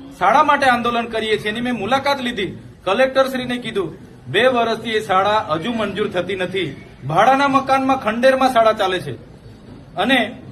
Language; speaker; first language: Gujarati; non-native, local second language; Vasavi